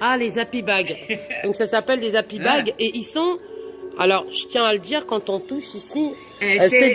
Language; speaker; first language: French; native; French